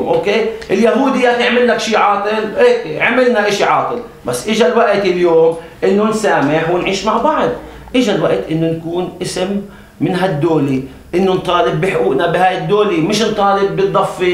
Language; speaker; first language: Arabic; native; Arabic